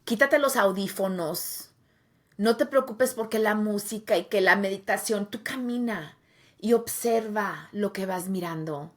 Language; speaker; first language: Spanish; early bilingual, heritage; Spanish